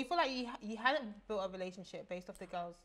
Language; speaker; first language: English; early bilingual, other home language; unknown